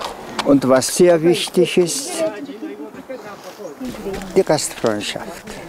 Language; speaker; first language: German; non-native, fluent; Tuvinian